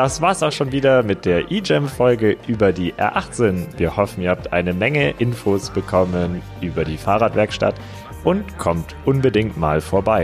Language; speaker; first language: German; native; German